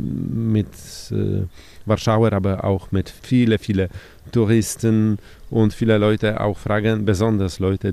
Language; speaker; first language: German; non-native, fluent; Polish